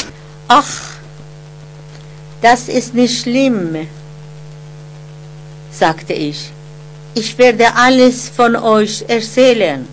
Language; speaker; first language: German; non-native, learner; Persian